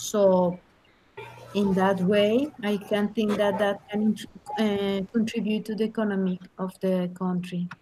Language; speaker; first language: English; non-native, learner; Spanish